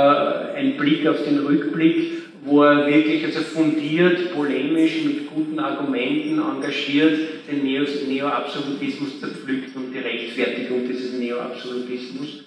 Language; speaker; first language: German; native; German